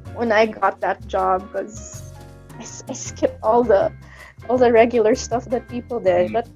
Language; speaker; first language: English; non-native, local second language; Cebuano